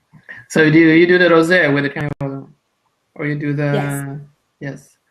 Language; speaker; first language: English; non-native, fluent; Italian